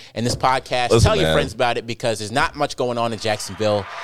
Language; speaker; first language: English; native; English